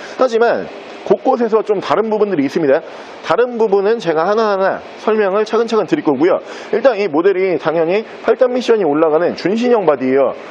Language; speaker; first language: Korean; native; Korean